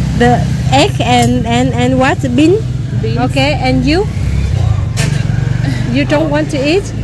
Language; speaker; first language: English; non-native, learner; Vietnamese